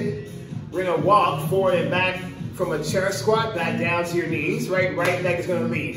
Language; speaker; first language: English; native; English